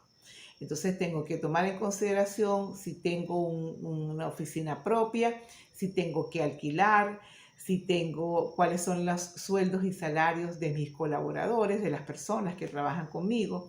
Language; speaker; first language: Spanish; native; Spanish